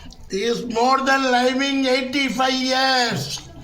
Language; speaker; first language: English; non-native, local second language; Tamil